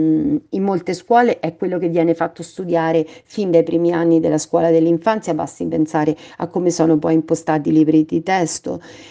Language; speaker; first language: Italian; native; Italian